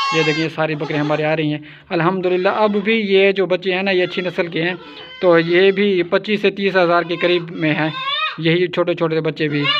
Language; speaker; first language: Urdu; non-native, local second language; Saraiki